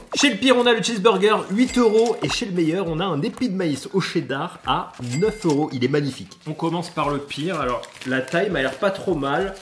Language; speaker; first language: French; native; French